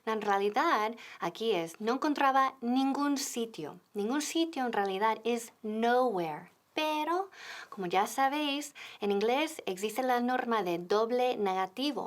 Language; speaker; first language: Spanish; non-native, fluent; English